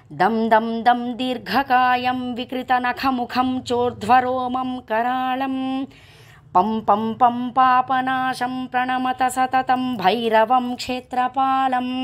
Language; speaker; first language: Hindi; non-native, local second language; Telugu